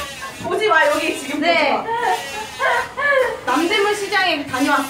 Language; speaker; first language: Korean; native; Korean